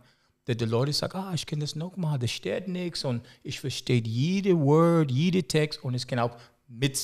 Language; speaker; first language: German; non-native, learner; English